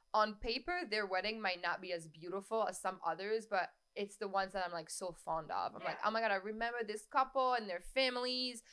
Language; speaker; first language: English; non-native, fluent; French